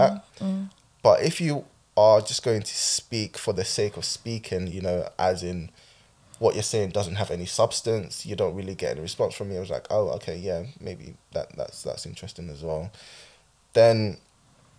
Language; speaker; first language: English; native; English